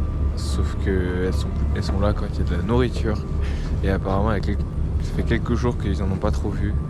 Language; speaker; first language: French; native; French